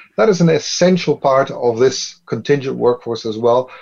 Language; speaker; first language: English; non-native, fluent; Dutch